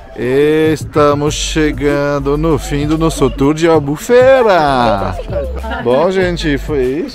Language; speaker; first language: Portuguese; non-native, fluent; French